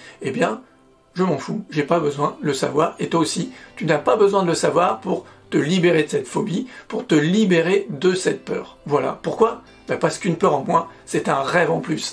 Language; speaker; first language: French; native; French